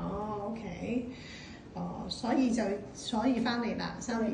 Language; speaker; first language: Cantonese; native; Cantonese